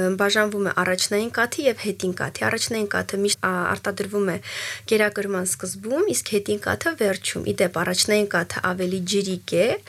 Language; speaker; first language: Armenian; native; Armenian